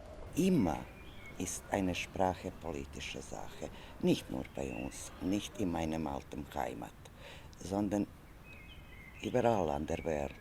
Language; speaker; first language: German; non-native, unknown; Serbian